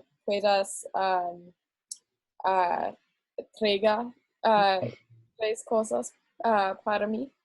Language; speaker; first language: Spanish; non-native, learner; English